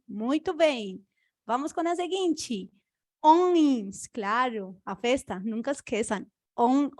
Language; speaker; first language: Portuguese; non-native, fluent; Spanish